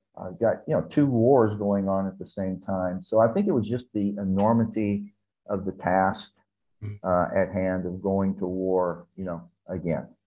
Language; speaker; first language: English; native; English